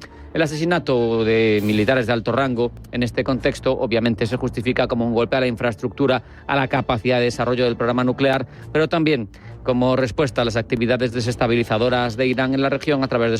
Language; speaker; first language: Spanish; native; Spanish